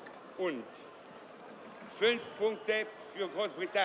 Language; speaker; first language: German; non-native, fluent; Italian